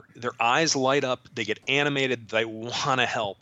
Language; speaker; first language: English; native; English